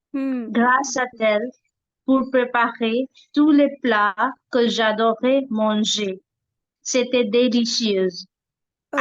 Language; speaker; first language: French; non-native, learner; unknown